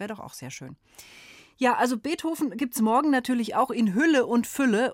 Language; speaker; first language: German; native; German